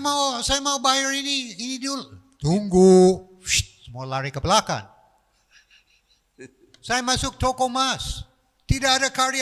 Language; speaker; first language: Indonesian; non-native, fluent; English